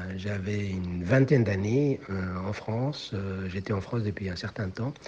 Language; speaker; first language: French; non-native, local second language; Somali